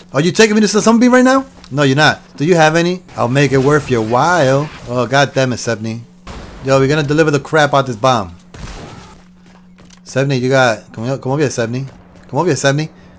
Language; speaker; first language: English; early bilingual, other home language; Spanish